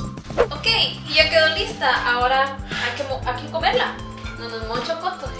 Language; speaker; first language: Spanish; native; Spanish